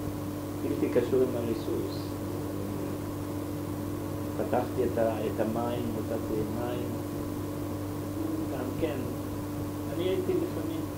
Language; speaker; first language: Hebrew; non-native, fluent; German